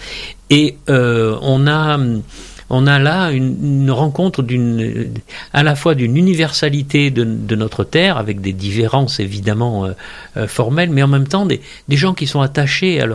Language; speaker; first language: French; native; French